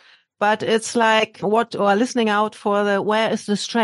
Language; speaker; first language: English; non-native, fluent; German